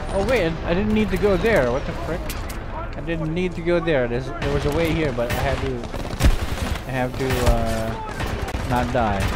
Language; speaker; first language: English; non-native, local second language; Filipino